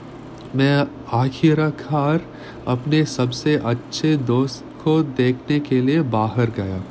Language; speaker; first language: Hindi; non-native, learner; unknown